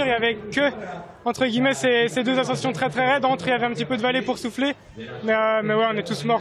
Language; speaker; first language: French; native; French